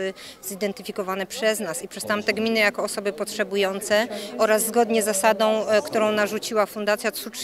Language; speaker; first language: Polish; native; Polish